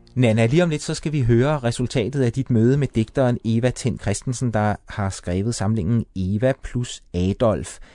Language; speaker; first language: Danish; native; Danish